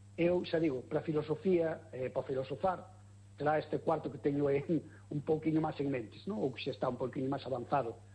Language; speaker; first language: Galician; native; Galician